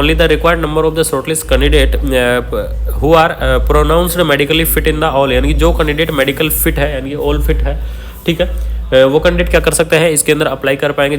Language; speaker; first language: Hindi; native; Hindi